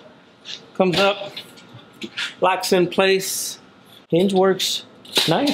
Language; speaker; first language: English; native; English